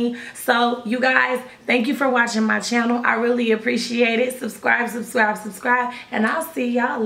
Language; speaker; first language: English; native; English